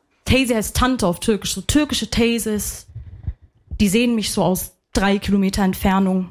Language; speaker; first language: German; early bilingual, other home language; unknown